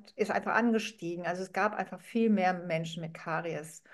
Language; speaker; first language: German; non-native, fluent; Arabic